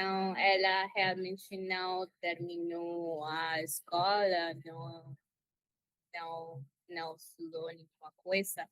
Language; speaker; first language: Portuguese; non-native, learner; Spanish